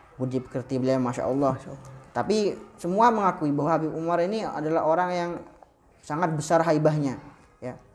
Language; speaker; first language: Indonesian; non-native, local second language; Madurese